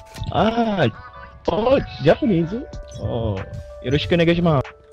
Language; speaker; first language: Japanese; non-native, learner; Malay